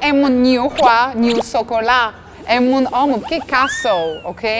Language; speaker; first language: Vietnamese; non-native, learner; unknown